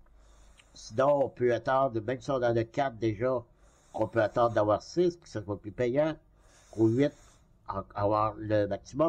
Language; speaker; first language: French; native; French